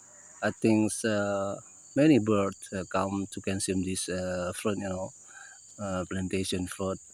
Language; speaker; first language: English; non-native, learner; Indonesian